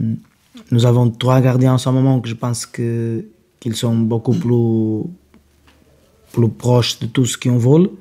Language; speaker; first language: French; non-native, fluent; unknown